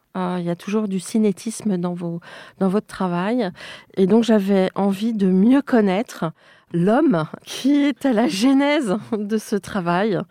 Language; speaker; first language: French; native; French